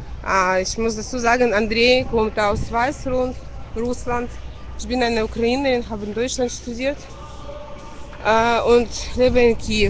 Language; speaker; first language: German; non-native, fluent; Russian